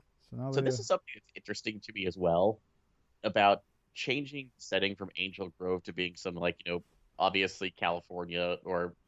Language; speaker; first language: English; native; English